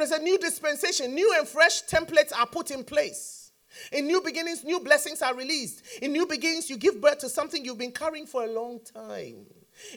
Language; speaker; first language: English; non-native, local second language; Akan